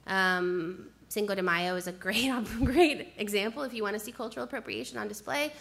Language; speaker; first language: English; native; English